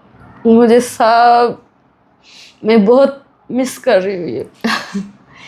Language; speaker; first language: Hindi; non-native, local second language; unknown